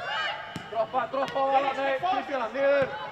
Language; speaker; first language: Icelandic; non-native, learner; Swedish